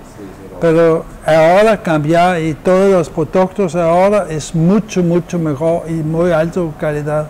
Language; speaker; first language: Spanish; non-native, fluent; Danish